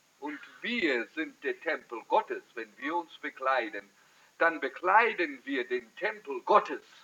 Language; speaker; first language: German; early bilingual, heritage; German